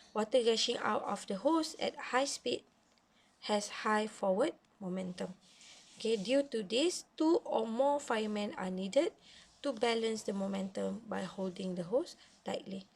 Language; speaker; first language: English; non-native, local second language; Malay